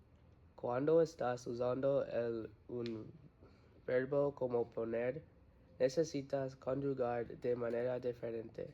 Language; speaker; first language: Spanish; non-native, learner; English